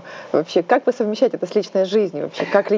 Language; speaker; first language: Russian; native; Russian